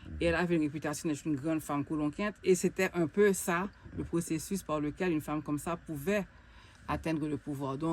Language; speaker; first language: French; non-native, local second language; Haitian Creole